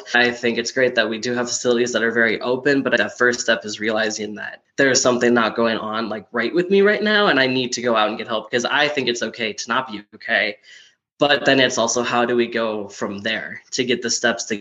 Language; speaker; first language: English; native; English